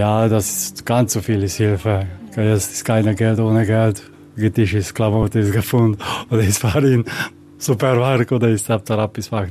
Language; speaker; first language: German; non-native, learner; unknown